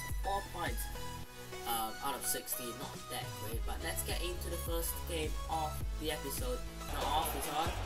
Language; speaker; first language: English; native; English